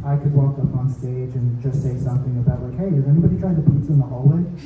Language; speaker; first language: English; native; English